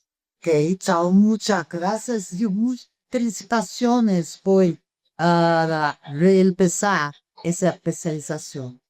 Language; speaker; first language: Spanish; non-native, fluent; Portuguese